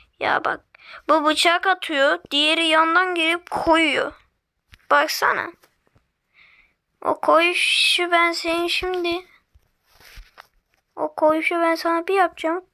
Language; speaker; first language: Turkish; native; Turkish